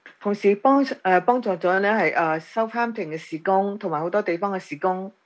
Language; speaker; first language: Chinese; non-native, local second language; Cantonese